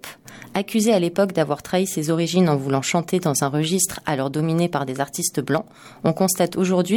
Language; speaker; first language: French; native; French